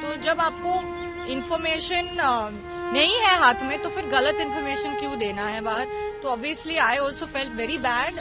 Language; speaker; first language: Hindi; non-native, local second language; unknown